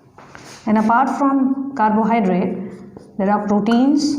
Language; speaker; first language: English; non-native, local second language; Hindi